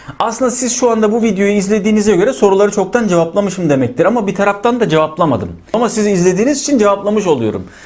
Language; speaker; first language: Turkish; native; Turkish